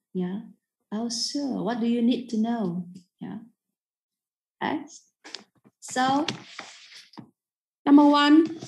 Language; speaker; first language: English; non-native, fluent; Vietnamese